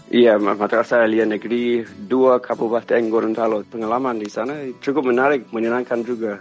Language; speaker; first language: Indonesian; non-native, fluent; English